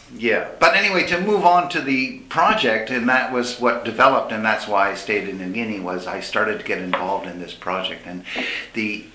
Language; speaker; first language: English; native; English